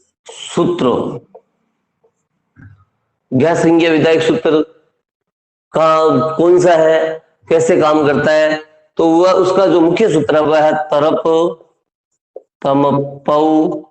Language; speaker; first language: Hindi; native; Hindi